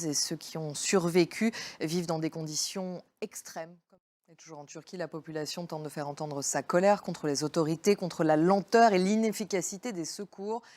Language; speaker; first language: French; native; French